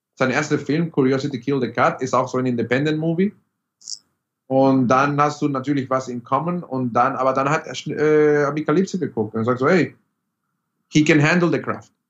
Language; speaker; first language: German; non-native, fluent; Spanish